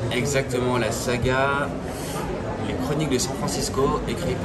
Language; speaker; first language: French; native; French